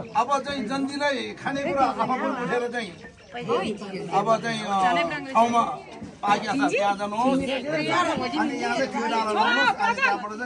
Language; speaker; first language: Nepali; non-native, local second language; Eastern Tamang